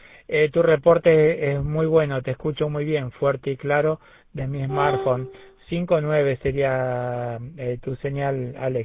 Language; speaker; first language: Spanish; native; Spanish